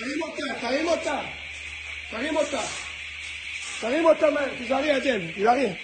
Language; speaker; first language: Hebrew; native; Hebrew